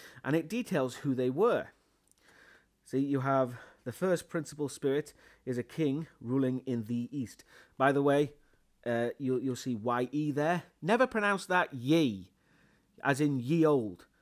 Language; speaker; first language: English; native; English